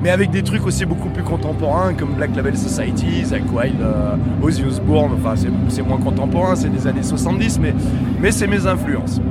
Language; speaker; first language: French; native; French